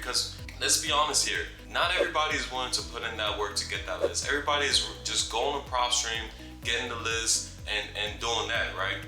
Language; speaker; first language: English; native; English